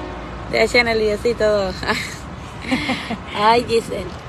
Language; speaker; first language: Spanish; native; Spanish